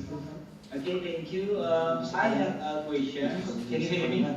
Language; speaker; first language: English; non-native, learner; Indonesian